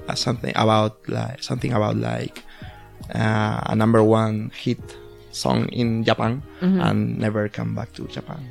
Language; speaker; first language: English; non-native, learner; Spanish